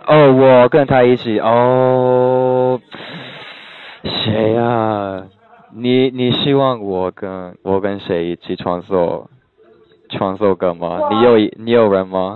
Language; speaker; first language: Chinese; non-native, learner; English